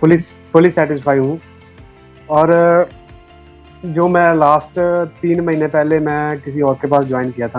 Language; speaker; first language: Hindi; native; Hindi